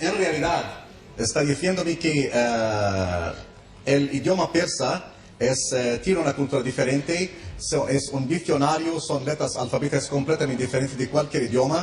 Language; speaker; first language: Spanish; non-native, fluent; Arabic